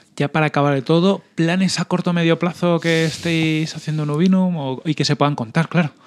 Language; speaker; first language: Spanish; native; Spanish